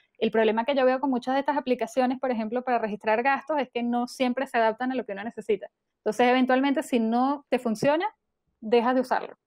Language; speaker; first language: Spanish; native; Spanish